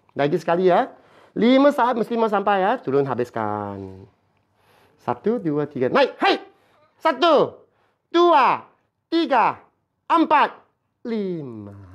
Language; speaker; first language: Malay; non-native, local second language; Chinese